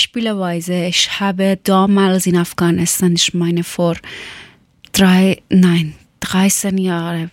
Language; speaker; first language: German; non-native, learner; Persian